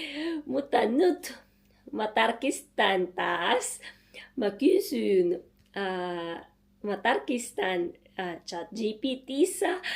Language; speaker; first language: Finnish; non-native, learner; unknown